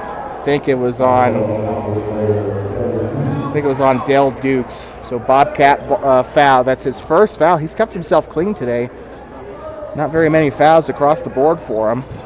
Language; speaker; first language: English; native; English